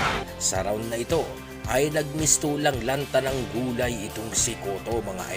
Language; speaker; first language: Filipino; non-native, local second language; Cebuano